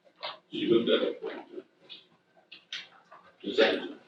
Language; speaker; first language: English; native; English